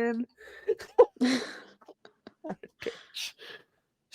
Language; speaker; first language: English; native; English